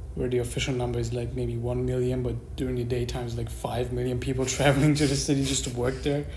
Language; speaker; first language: English; non-native, fluent; Persian